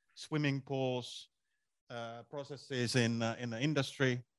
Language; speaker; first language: English; non-native, fluent; Finnish